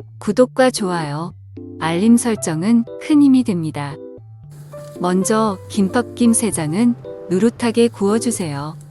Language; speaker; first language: Korean; native; Korean